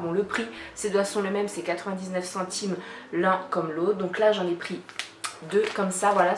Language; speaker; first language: French; native; French